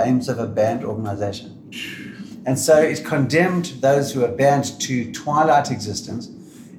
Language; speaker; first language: English; native; English